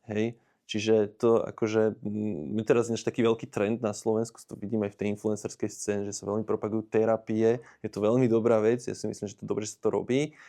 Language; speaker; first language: Slovak; native; Slovak